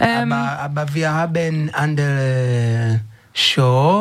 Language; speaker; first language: German; non-native, learner; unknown